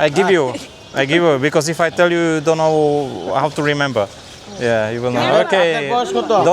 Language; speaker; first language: English; non-native, learner; Slovak